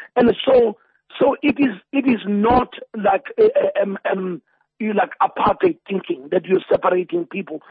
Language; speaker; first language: English; non-native, local second language; Zulu